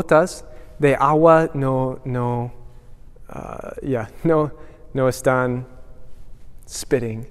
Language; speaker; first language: Spanish; non-native, learner; English